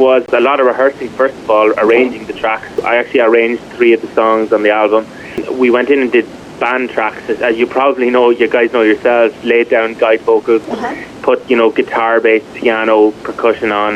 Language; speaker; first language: English; native; English